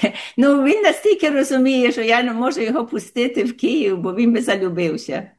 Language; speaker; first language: Ukrainian; early bilingual, heritage; Ukrainian